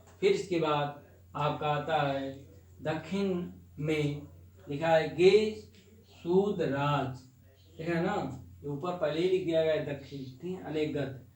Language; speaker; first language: Hindi; native; Hindi